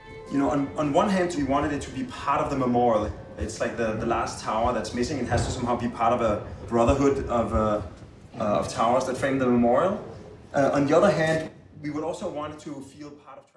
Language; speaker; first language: English; non-native, fluent; Danish